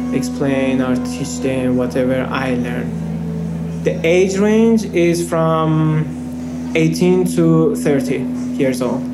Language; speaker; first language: English; non-native, fluent; Persian